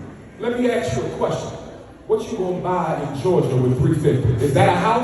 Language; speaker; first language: English; native; English